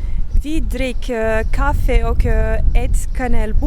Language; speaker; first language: Swedish; non-native, learner; Spanish